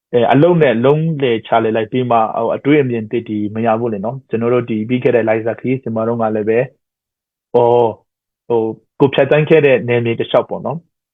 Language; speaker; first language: Burmese; non-native, local second language; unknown